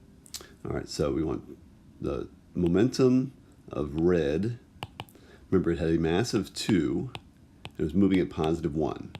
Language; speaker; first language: English; native; English